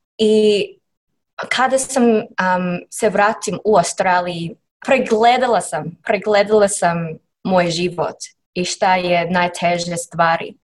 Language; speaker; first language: Serbian; non-native, learner; English